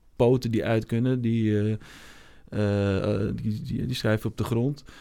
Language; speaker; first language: Dutch; native; Dutch